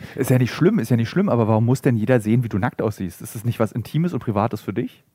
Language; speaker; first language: German; native; German